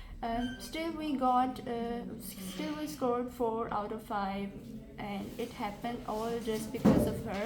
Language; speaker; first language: English; non-native, learner; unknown